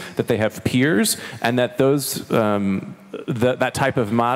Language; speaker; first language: English; non-native, fluent; Chinese